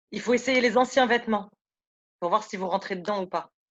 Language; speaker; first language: French; native; French